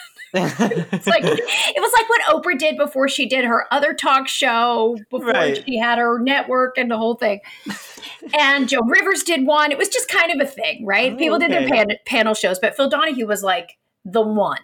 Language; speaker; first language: English; native; English